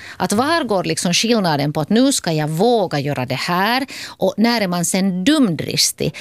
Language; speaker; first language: Swedish; native; Swedish